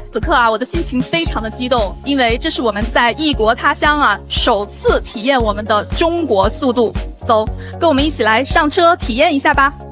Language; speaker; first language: Chinese; native; Chinese